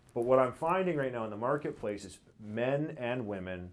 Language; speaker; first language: English; native; English